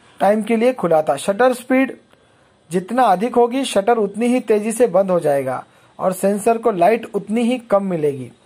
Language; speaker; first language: Hindi; non-native, local second language; Marathi